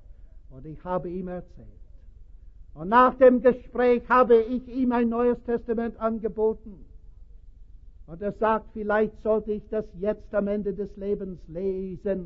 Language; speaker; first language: German; non-native, fluent; English